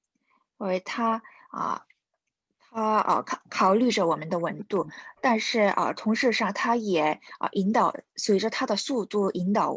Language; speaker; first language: Chinese; non-native, fluent; Korean